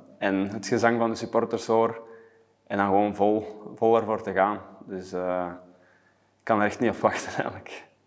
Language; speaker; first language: Dutch; native; Dutch